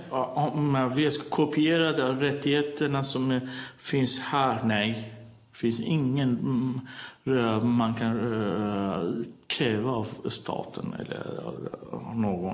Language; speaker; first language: Swedish; non-native, learner; Persian